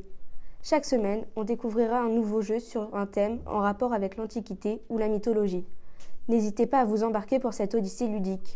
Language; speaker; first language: French; native; French